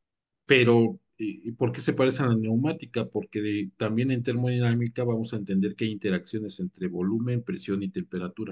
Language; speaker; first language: Spanish; native; Spanish